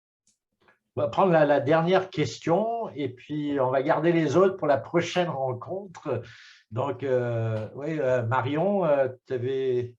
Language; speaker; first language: French; native; French